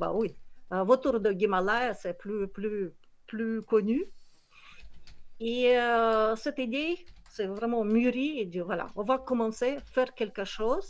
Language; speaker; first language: French; non-native, learner; Kyrgyz